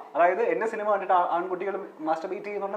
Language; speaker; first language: Malayalam; native; Malayalam